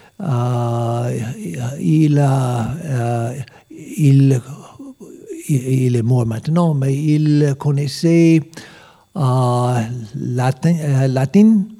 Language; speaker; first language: French; non-native, learner; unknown